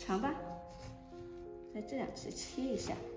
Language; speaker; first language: Chinese; native; Chinese